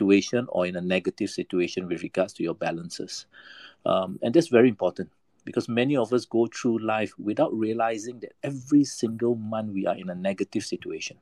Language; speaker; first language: English; non-native, local second language; Malay